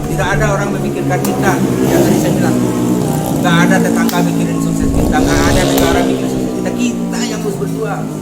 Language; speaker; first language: Indonesian; non-native, local second language; Minangkabau